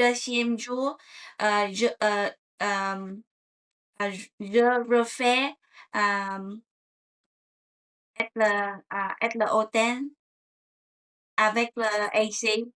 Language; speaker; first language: French; non-native, learner; Vietnamese